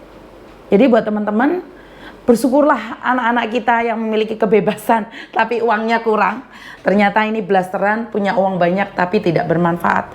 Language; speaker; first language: Indonesian; non-native, local second language; Javanese